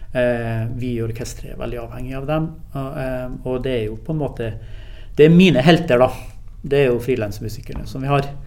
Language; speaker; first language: Norwegian; early bilingual, other home language; English